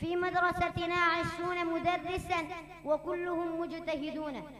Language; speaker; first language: Arabic; non-native, learner; Pashto